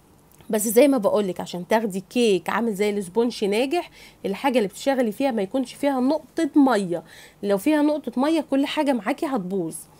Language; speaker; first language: Arabic; native; Arabic